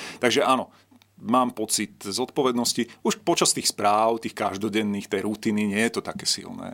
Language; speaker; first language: Slovak; native; Slovak